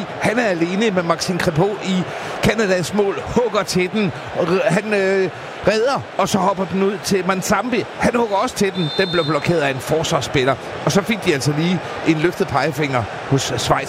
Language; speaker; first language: Danish; native; Danish